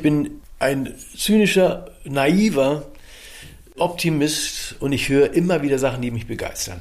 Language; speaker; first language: German; native; German